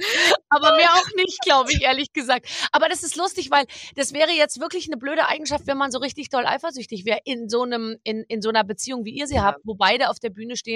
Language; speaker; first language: German; native; German